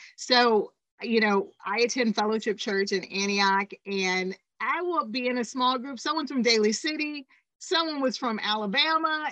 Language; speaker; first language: English; native; English